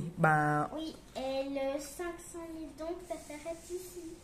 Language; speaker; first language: French; early bilingual, other home language; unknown